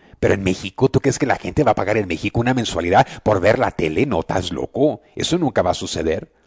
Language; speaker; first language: Spanish; early bilingual, heritage; Spanish